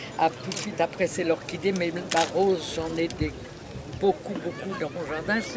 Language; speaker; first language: French; native; French